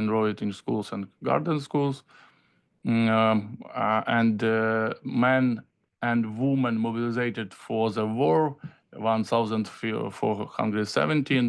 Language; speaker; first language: English; non-native, learner; Ukrainian